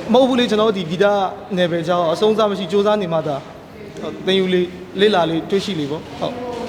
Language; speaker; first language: Burmese; native; Burmese